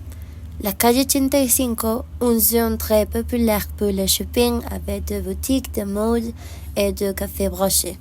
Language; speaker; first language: French; non-native, learner; Spanish